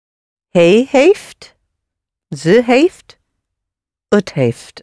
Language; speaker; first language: Dutch; non-native, learner; English